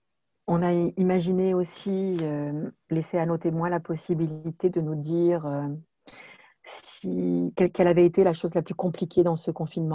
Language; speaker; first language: French; native; French